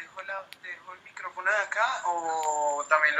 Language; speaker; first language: Spanish; native; Spanish